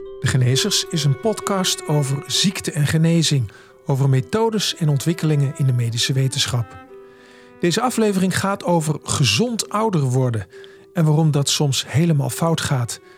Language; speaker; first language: Dutch; native; Dutch